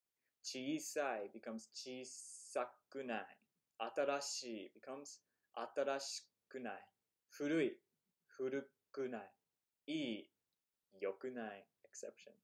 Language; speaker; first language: Japanese; non-native, fluent; English